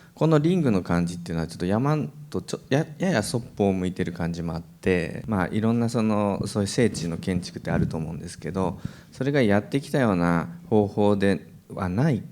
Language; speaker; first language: Japanese; native; Japanese